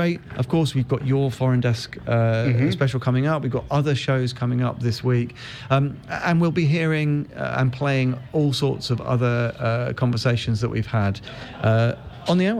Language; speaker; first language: English; native; English